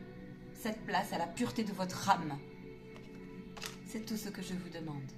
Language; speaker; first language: French; native; French